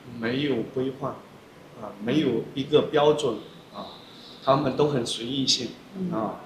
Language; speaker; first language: Chinese; native; Chinese